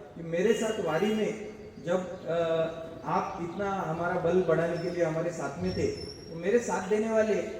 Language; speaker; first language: Hindi; non-native, local second language; Marathi